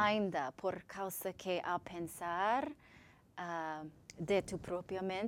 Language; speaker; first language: Portuguese; non-native, learner; English